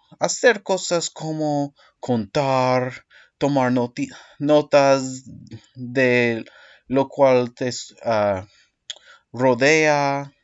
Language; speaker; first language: Spanish; non-native, learner; English